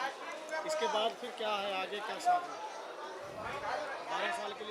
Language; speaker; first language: Hindi; native; Hindi